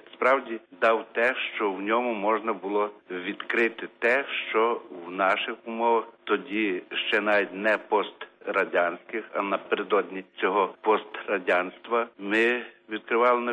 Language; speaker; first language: Ukrainian; native; Ukrainian